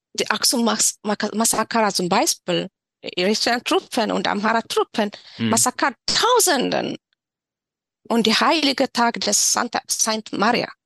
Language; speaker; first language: German; non-native, learner; Tigrinya